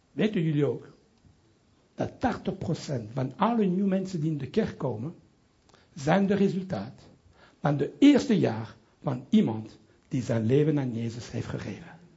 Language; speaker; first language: Dutch; non-native, local second language; French